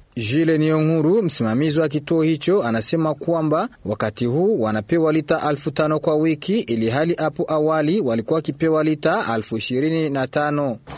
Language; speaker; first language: Swahili; non-native, local second language; Rundi